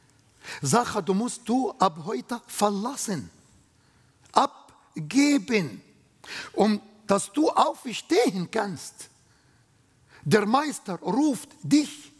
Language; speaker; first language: German; non-native, fluent; Arabic